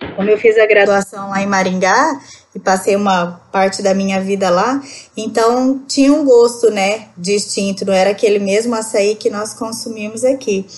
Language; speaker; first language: Portuguese; native; Portuguese